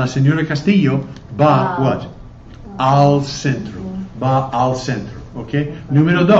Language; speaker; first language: Spanish; non-native, fluent; English